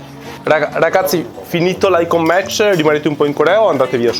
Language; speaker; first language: Italian; native; Italian